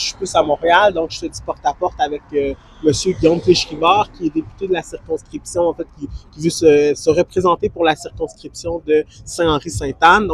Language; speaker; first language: French; native; French